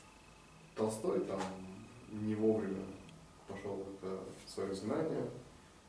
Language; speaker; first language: Russian; native; Russian